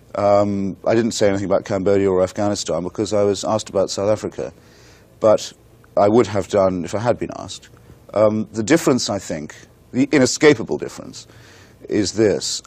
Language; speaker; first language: English; native; English